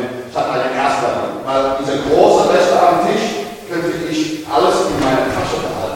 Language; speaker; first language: German; non-native, learner; English